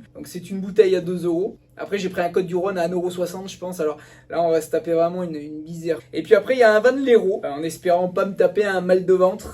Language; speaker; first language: French; native; French